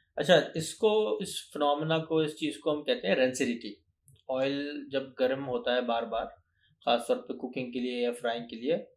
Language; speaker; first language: Urdu; native; Urdu